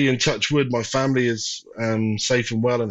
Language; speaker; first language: English; native; English